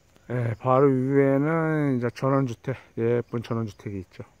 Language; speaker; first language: Korean; native; Korean